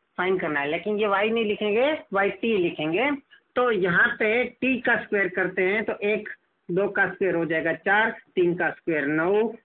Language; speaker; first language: Hindi; non-native, local second language; Gujarati